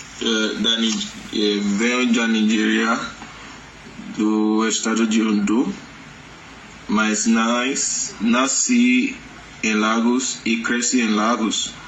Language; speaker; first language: Portuguese; non-native, learner; Yoruba